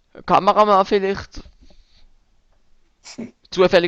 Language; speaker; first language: German; native; German